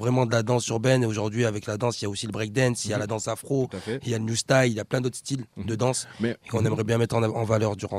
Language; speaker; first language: French; native; French